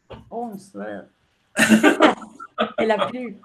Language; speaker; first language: French; non-native, learner; Spanish